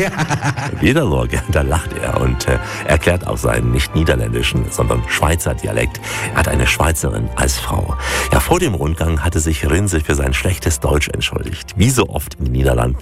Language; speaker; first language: German; native; German